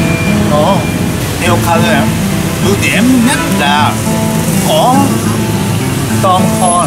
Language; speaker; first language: Vietnamese; non-native, learner; Japanese